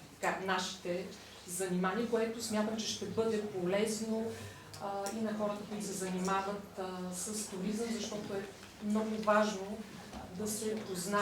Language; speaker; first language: Bulgarian; native; Bulgarian